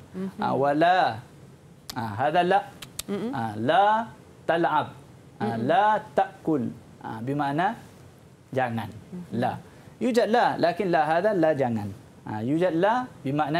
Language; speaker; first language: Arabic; non-native, fluent; Malay